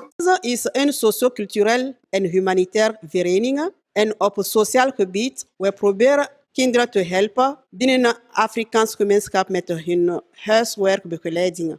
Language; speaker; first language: Dutch; non-native, fluent; French